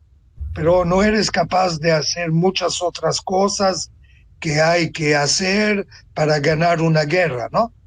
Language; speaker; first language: Spanish; non-native, fluent; Italian